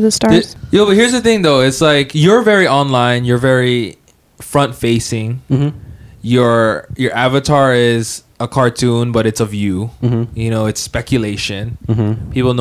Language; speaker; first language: English; native; English